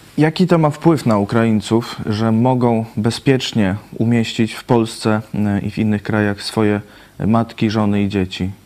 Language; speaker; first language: Polish; native; Polish